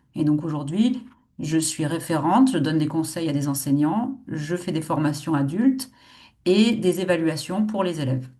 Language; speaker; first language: French; native; French